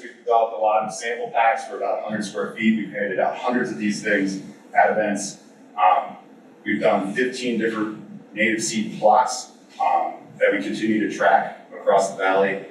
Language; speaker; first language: English; native; English